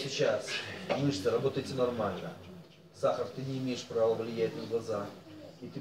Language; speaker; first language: Russian; native; Russian